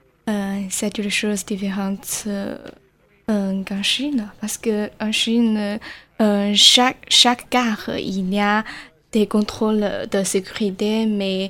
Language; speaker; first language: French; non-native, learner; Chinese